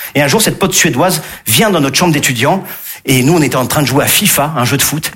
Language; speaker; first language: French; native; French